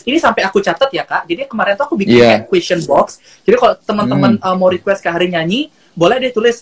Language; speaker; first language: Indonesian; native; Indonesian